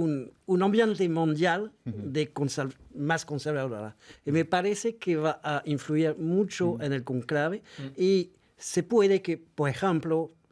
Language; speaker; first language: Spanish; non-native, fluent; French